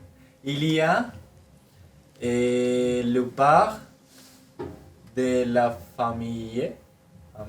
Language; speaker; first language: French; non-native, learner; Spanish